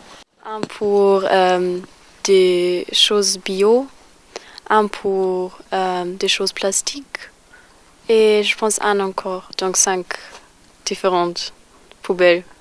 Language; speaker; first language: French; non-native, learner; German